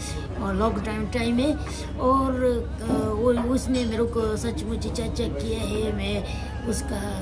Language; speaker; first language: Hindi; non-native, local second language; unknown